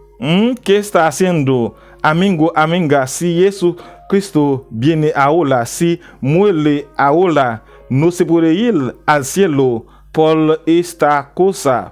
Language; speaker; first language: Spanish; non-native, learner; Haitian Creole